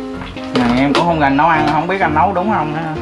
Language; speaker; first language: Vietnamese; native; Vietnamese